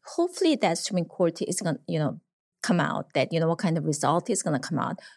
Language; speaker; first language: English; non-native, fluent; Korean